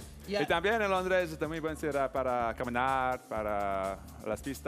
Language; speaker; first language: Spanish; non-native, learner; English